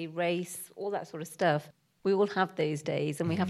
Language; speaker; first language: English; native; English